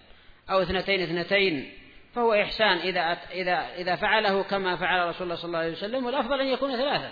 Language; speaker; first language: Arabic; native; Arabic